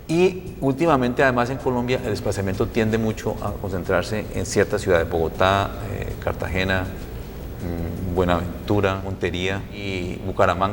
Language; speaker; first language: Spanish; native; Spanish